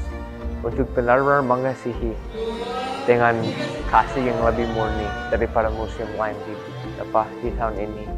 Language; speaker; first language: Indonesian; non-native, fluent; English